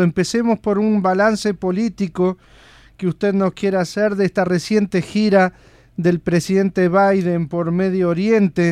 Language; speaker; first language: Spanish; native; Spanish